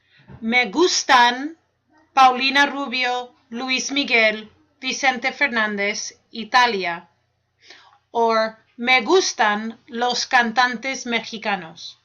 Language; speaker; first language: Spanish; non-native, fluent; English